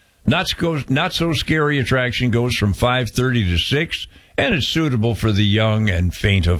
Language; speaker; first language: English; native; English